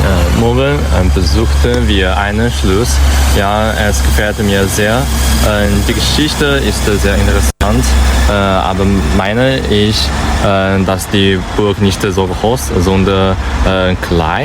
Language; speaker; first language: German; non-native, learner; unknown